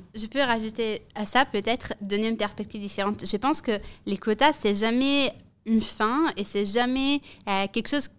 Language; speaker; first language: French; non-native, fluent; Italian